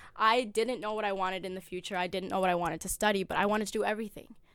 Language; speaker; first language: English; early bilingual, other home language; Amharic